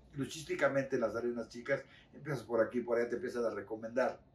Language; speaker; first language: Spanish; native; Spanish